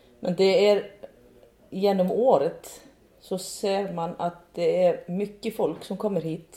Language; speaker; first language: Swedish; non-native, fluent; Icelandic